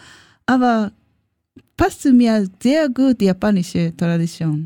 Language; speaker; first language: German; non-native, learner; Japanese